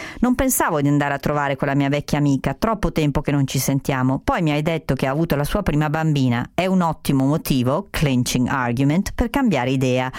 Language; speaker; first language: Italian; native; Italian